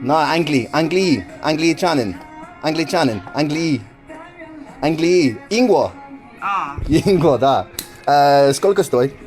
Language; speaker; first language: Russian; non-native, learner; English